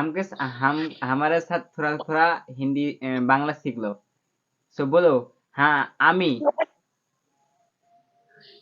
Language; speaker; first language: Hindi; non-native, learner; Bangla